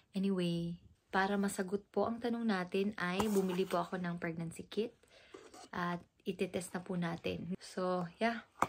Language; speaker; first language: Filipino; non-native, local second language; Cebuano